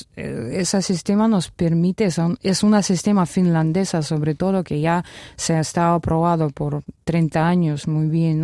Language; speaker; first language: Spanish; non-native, fluent; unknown